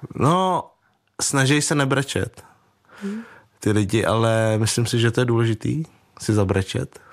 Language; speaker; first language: Czech; early bilingual, other home language; Vietnamese